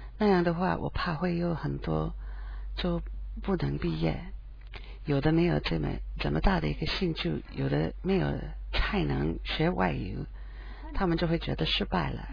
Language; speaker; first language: Chinese; non-native, fluent; English